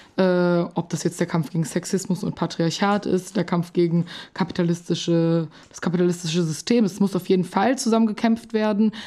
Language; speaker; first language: German; early bilingual, other home language; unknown